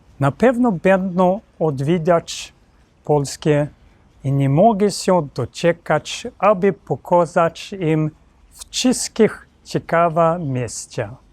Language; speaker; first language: Polish; non-native, learner; Swedish